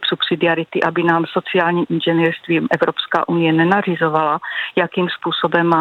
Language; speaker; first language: Czech; native; Czech